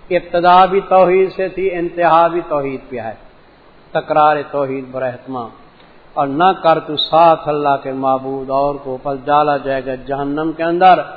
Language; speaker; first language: Urdu; non-native, local second language; Punjabi